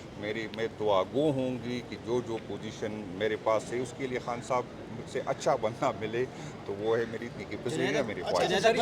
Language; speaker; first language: Urdu; non-native, local second language; Pashto